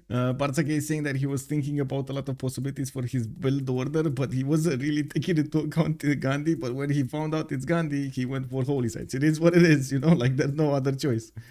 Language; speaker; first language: English; non-native, fluent; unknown